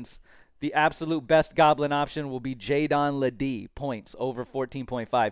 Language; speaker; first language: English; native; English